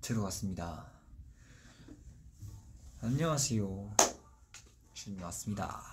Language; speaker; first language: Korean; non-native, fluent; Chinese